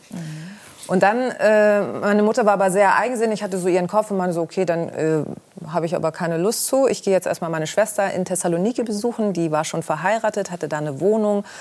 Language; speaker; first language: German; early bilingual, other home language; Greek